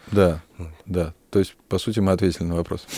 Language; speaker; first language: Russian; native; Russian